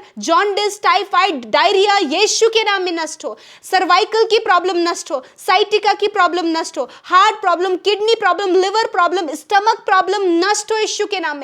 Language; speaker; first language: Hindi; native; Hindi